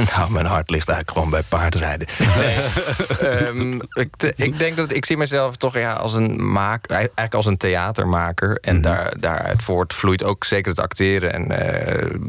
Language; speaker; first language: Dutch; native; Dutch